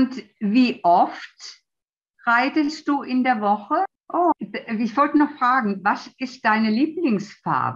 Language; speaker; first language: German; non-native, fluent; Italian